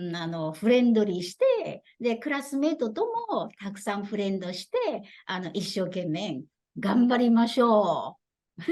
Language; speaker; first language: Japanese; non-native, fluent; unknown